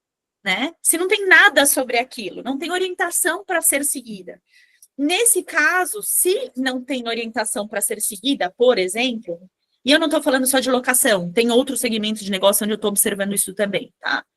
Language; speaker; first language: Portuguese; native; Portuguese